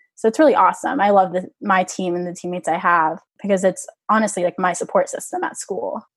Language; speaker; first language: English; native; English